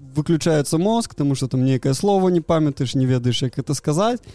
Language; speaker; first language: Belarusian; non-native, local second language; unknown